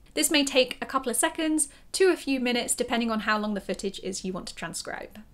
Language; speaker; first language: English; native; English